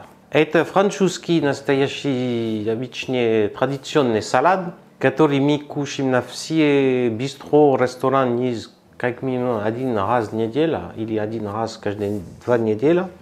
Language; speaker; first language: Russian; non-native, learner; French